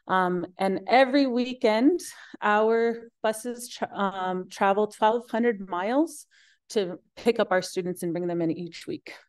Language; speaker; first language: English; native; English